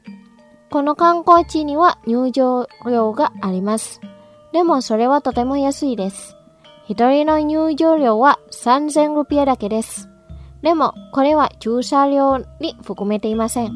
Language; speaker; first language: Japanese; non-native, fluent; Indonesian